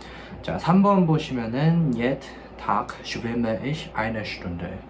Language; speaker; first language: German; non-native, fluent; Korean